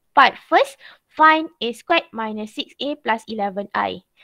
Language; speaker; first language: English; non-native, local second language; Malay